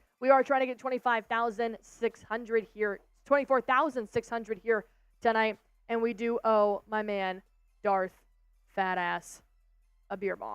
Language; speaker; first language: English; native; English